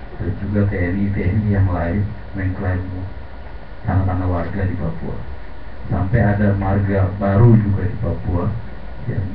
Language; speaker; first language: Indonesian; native; Indonesian